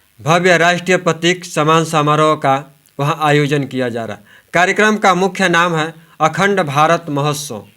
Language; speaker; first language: Hindi; native; Hindi